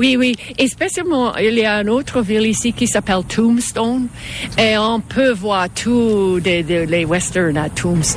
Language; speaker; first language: French; non-native, fluent; English